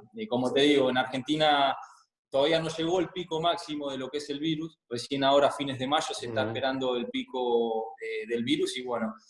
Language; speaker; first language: Spanish; native; Spanish